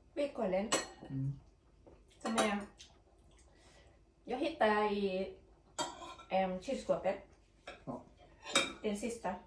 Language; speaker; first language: Swedish; non-native, learner; Thai